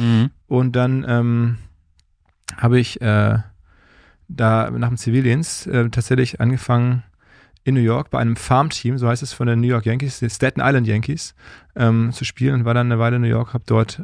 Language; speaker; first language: German; native; German